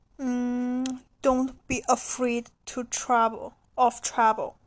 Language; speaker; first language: English; non-native, learner; Chinese